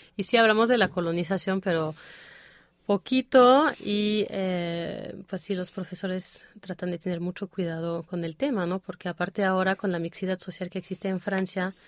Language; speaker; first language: Spanish; non-native, fluent; French